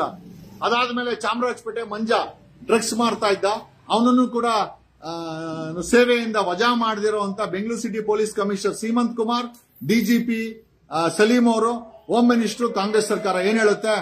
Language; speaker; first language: Kannada; native; Kannada